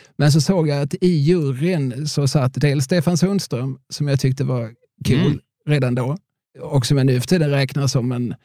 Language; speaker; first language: Swedish; native; Swedish